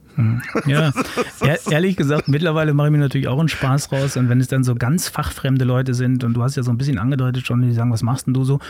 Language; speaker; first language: German; native; German